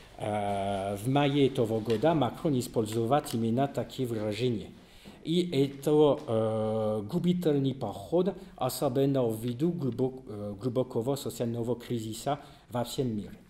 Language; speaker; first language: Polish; non-native, learner; French